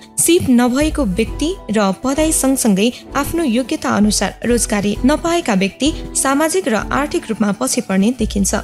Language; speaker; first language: Nepali; non-native, local second language; Newari